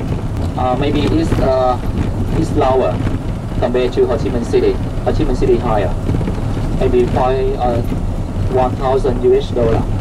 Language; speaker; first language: English; non-native, local second language; Vietnamese